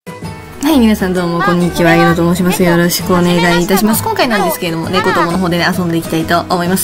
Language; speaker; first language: Japanese; native; Japanese